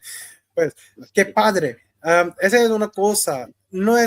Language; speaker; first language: Spanish; non-native, fluent; Hindi